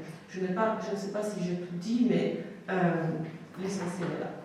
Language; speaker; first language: French; non-native, fluent; Italian